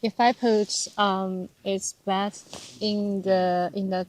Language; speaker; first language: English; non-native, learner; Chinese